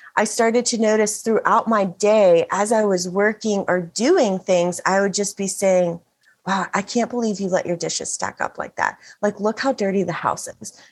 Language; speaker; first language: English; native; English